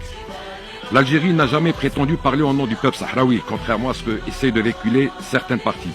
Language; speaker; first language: French; non-native, local second language; Arabic